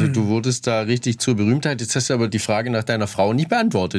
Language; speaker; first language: German; native; German